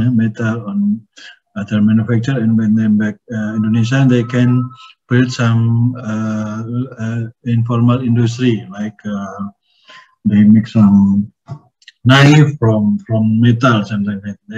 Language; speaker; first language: English; non-native, learner; Indonesian